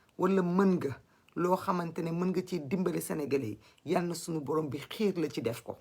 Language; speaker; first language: Wolof; non-native, local second language; Fula